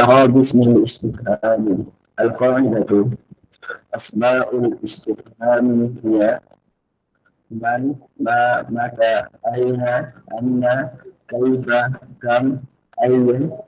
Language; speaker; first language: Arabic; non-native, learner; Indonesian